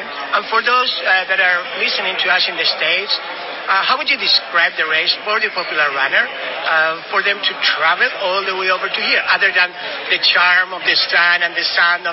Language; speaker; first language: English; non-native, fluent; Spanish